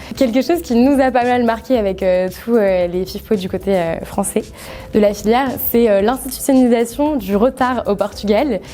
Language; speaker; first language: French; native; French